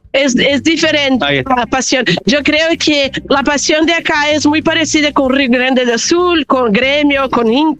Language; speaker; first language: Spanish; non-native, fluent; Portuguese